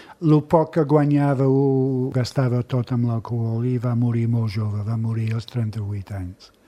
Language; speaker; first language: Catalan; non-native, fluent; English